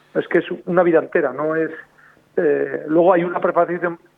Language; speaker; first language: Spanish; native; Spanish